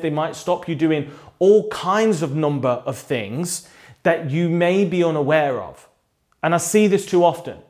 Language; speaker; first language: English; native; English